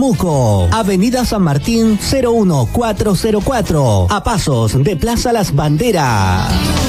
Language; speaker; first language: Spanish; native; Spanish